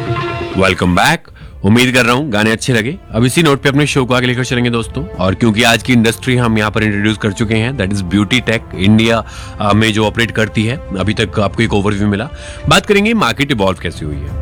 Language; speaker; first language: Hindi; native; Hindi